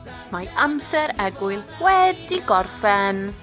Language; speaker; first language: Welsh; non-native, learner; Spanish